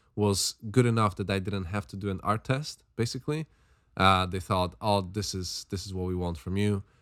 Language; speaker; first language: English; non-native, fluent; Slovak